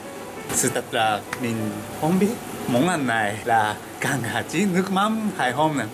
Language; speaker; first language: Vietnamese; non-native, learner; Japanese